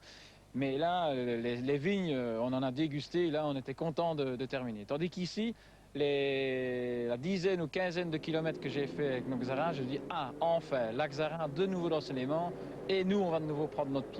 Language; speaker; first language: French; native; French